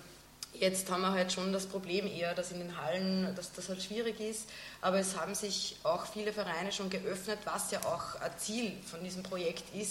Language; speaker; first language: German; native; German